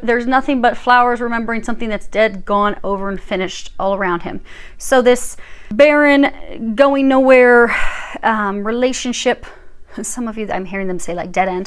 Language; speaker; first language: English; native; English